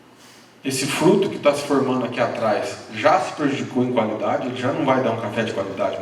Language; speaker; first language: Portuguese; native; Portuguese